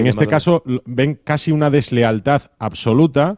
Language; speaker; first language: Spanish; native; Spanish